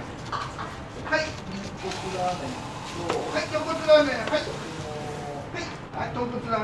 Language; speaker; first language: Japanese; native; Japanese